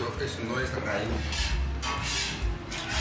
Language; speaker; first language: Spanish; non-native, learner; Korean